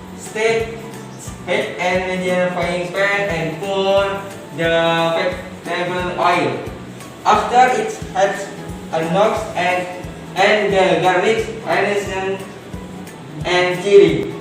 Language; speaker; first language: English; non-native, learner; Indonesian